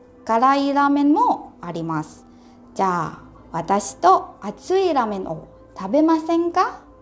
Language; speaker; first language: Japanese; non-native, fluent; Indonesian